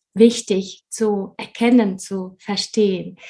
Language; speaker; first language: German; non-native, fluent; Russian